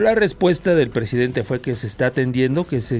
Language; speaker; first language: Spanish; native; Spanish